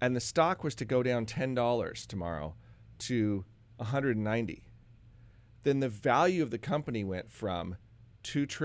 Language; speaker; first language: English; native; English